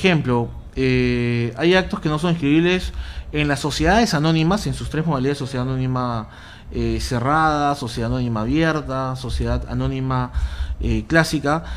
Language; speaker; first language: Spanish; native; Spanish